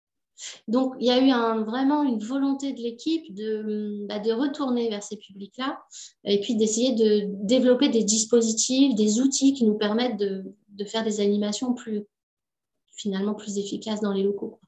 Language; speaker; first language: French; native; French